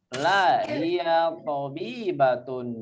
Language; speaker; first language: Arabic; non-native, fluent; Indonesian